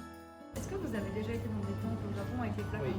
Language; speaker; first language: French; native; French